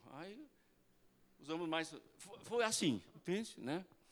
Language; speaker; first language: Portuguese; non-native, fluent; German